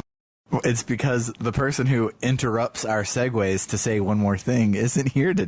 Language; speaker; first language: English; native; English